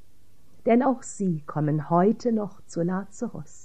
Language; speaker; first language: German; native; German